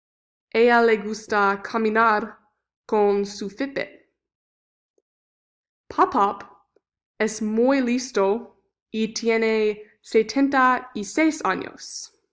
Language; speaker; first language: Spanish; non-native, learner; English